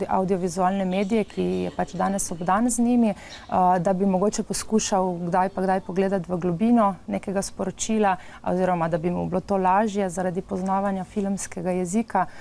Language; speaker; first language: Slovenian; native; Slovenian